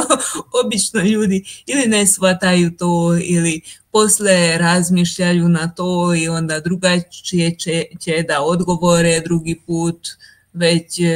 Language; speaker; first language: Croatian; non-native, local second language; Hungarian